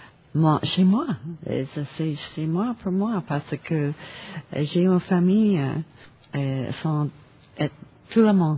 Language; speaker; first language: French; non-native, learner; English